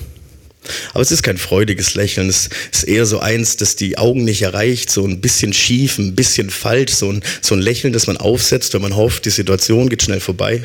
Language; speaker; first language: German; native; German